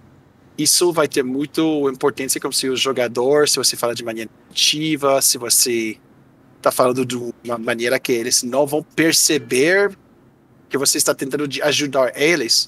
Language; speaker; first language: Portuguese; non-native, fluent; French